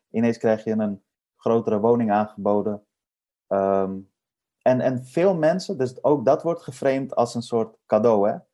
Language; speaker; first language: Dutch; early bilingual, other home language; Persian